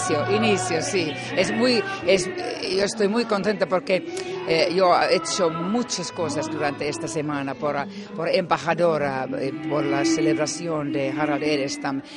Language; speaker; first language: Spanish; non-native, learner; Finnish